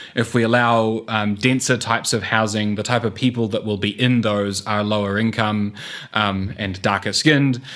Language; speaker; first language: English; native; English